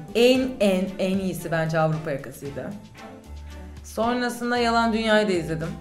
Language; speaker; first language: Turkish; native; Turkish